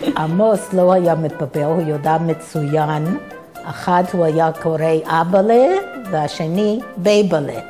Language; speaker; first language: Hebrew; non-native, fluent; English